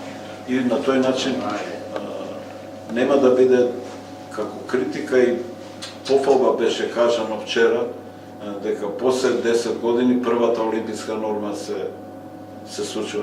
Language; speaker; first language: Macedonian; native; Macedonian